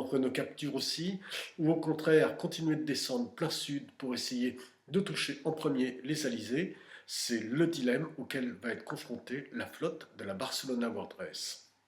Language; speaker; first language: French; native; French